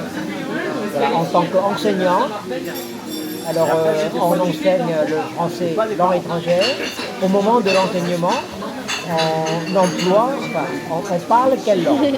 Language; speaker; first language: French; non-native, fluent; Thai